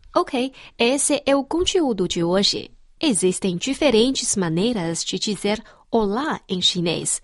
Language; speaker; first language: Portuguese; non-native, fluent; Chinese